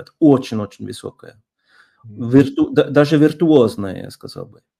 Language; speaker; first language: Russian; non-native, fluent; Norwegian